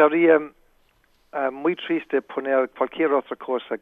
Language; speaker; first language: Spanish; non-native, fluent; English